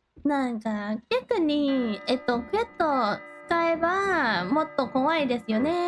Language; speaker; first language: Japanese; non-native, learner; Thai